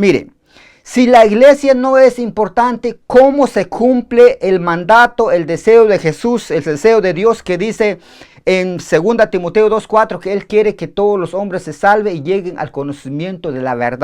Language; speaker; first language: Spanish; native; Spanish